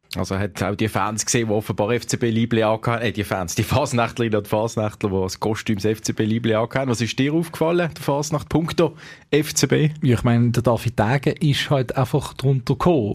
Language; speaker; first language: German; native; German